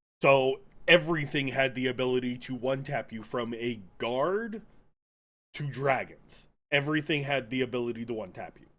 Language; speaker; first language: English; native; English